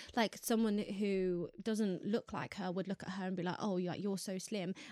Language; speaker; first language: English; native; English